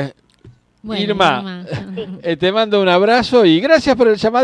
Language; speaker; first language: Spanish; native; Spanish